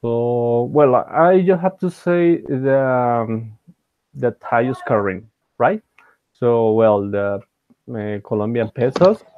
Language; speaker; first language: English; non-native, learner; Spanish